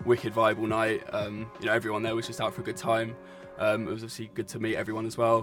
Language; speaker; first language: English; native; English